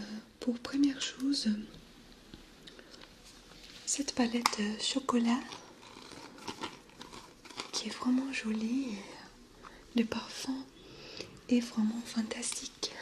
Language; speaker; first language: French; non-native, fluent; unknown